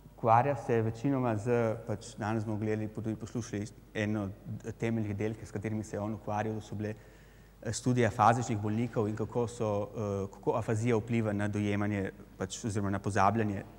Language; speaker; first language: Slovenian; native; Slovenian